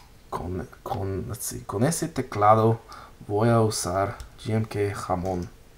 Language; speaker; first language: Spanish; non-native, learner; English